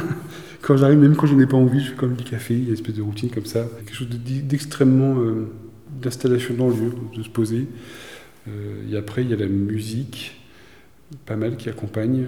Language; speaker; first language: French; native; French